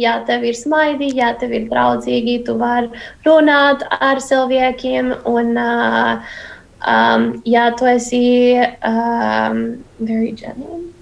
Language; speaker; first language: Latvian; non-native, learner; Spanish